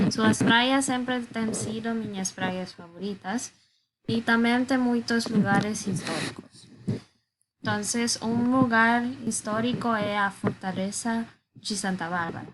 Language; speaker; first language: Portuguese; non-native, learner; Spanish